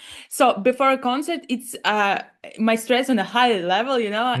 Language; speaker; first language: English; non-native, learner; Russian